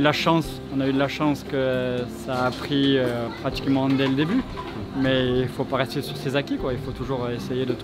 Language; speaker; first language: French; native; French